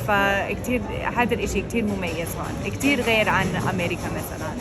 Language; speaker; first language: Arabic; non-native, fluent; English